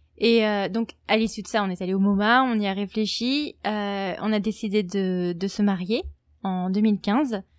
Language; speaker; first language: French; native; French